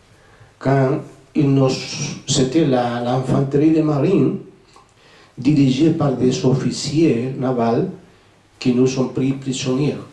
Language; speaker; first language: French; non-native, fluent; Spanish